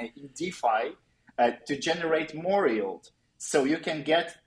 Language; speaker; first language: English; non-native, fluent; Ukrainian